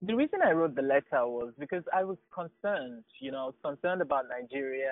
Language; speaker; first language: English; non-native, local second language; Igbo